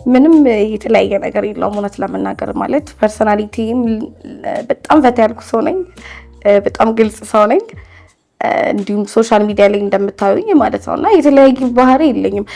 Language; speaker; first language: Amharic; native; Amharic